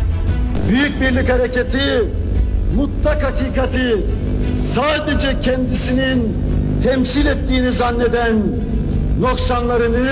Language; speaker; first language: Turkish; native; Turkish